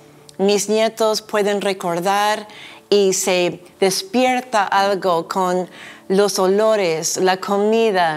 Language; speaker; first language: Spanish; non-native, fluent; English